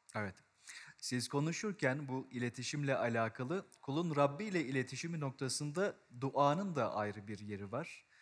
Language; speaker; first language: Turkish; native; Turkish